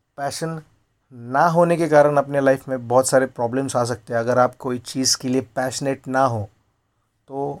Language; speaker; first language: Hindi; non-native, local second language; Marathi